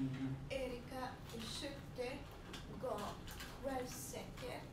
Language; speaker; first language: Swedish; non-native, learner; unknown